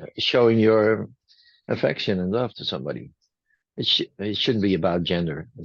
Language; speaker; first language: English; non-native, fluent; Dutch